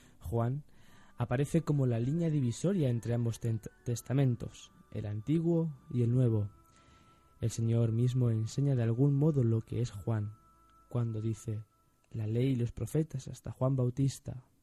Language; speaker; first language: Spanish; native; Spanish